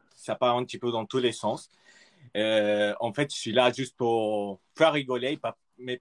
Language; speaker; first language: French; early bilingual, other home language; Spanish